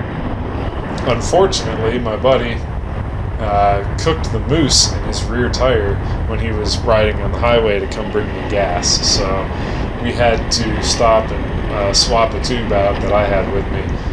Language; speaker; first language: English; native; English